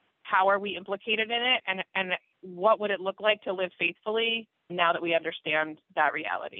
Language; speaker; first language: English; native; English